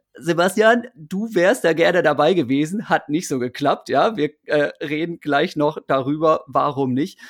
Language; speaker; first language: German; native; German